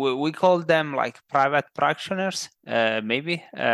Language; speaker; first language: English; non-native, fluent; Italian